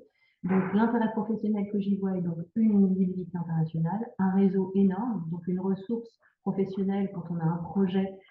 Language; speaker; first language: French; native; French